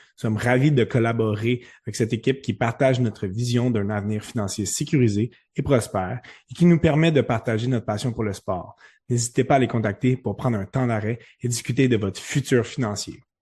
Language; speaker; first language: French; native; French